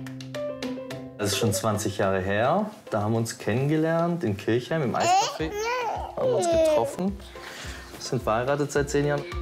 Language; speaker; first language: German; native; German